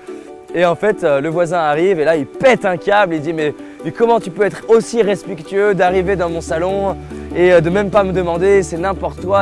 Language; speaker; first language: French; native; French